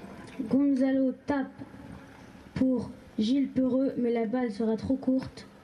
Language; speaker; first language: French; native; French